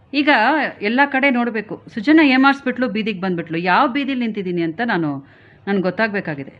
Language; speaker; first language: Kannada; non-native, local second language; Tamil